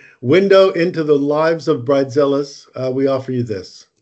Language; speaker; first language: English; native; English